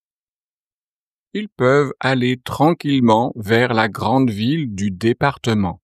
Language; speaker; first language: French; native; French